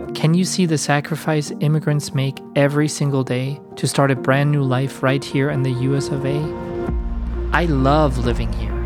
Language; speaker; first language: English; non-native, fluent; German